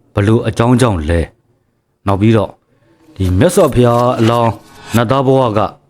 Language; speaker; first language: Burmese; native; Burmese